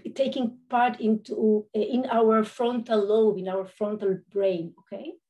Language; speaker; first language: English; non-native, fluent; Hebrew